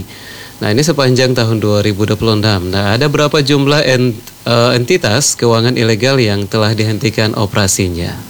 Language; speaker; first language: Indonesian; native; Indonesian